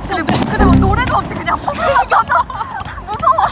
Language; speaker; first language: Korean; native; Korean